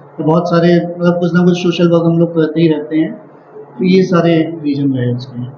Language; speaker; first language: Hindi; native; Hindi